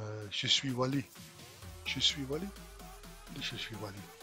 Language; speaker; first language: French; non-native, learner; Dutch